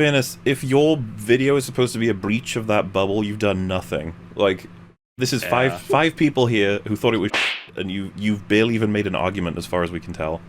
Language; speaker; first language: English; native; English